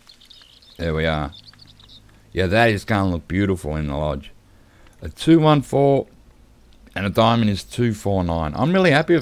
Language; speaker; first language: English; native; English